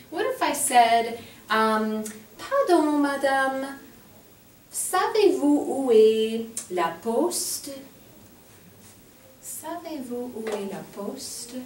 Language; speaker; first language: French; non-native, fluent; English